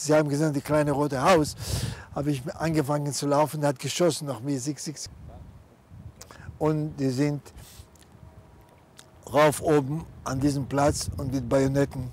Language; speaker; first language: German; non-native, fluent; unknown